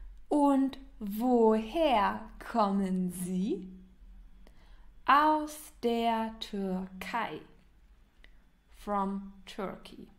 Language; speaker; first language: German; non-native, fluent; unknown